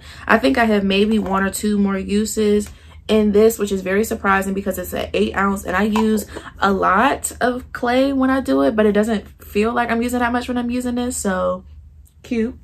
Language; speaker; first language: English; native; English